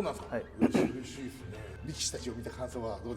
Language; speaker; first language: Japanese; native; Japanese